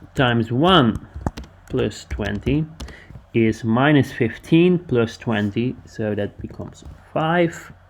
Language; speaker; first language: English; non-native, fluent; Dutch